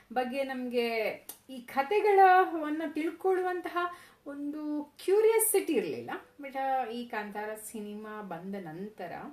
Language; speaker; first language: Kannada; non-native, local second language; Tulu